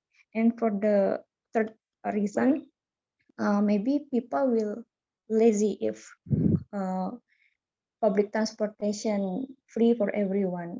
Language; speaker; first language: English; non-native, learner; Indonesian